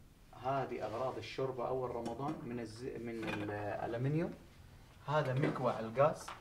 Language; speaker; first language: Arabic; non-native, learner; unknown